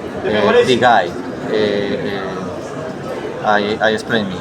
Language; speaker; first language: English; non-native, learner; Spanish